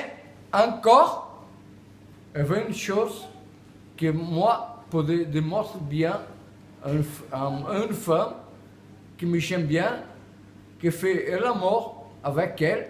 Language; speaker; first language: French; non-native, learner; Portuguese